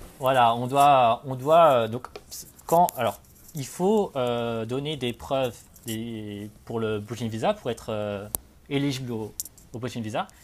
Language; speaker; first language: French; native; French